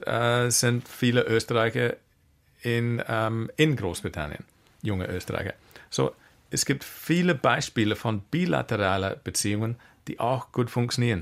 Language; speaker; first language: German; non-native, fluent; English